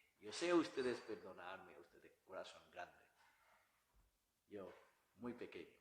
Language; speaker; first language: Spanish; non-native, learner; Bangla